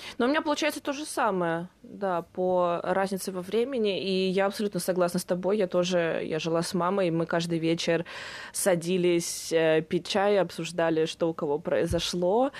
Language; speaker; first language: Russian; native; Russian